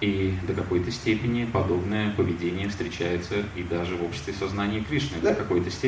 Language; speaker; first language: Russian; native; Russian